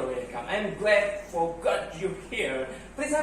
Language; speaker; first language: English; non-native, learner; Indonesian